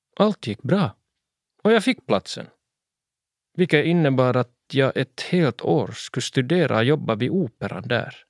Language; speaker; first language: Swedish; native; Swedish